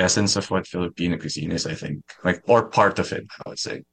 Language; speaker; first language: English; non-native, local second language; Filipino